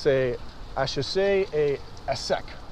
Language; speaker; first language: French; early bilingual, heritage; English